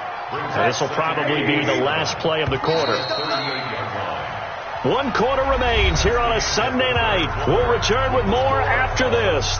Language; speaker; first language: English; native; English